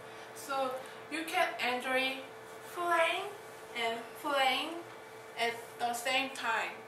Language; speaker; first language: English; non-native, learner; Korean